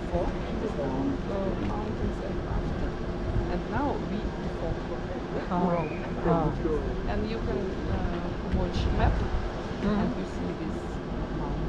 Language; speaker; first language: English; non-native, learner; Russian